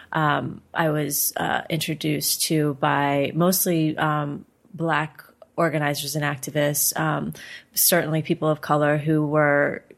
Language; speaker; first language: English; native; English